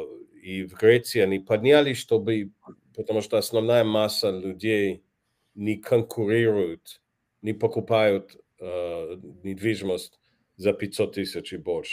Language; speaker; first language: Russian; non-native, fluent; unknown